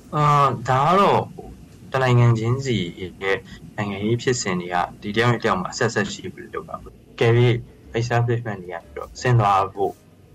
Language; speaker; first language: Burmese; native; Burmese